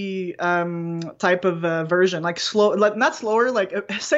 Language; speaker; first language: English; non-native, fluent; French